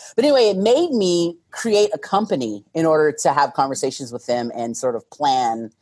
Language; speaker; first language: English; native; English